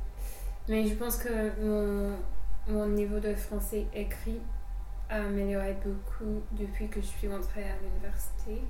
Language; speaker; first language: French; non-native, fluent; English